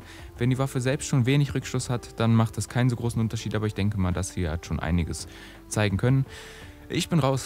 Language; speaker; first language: German; native; German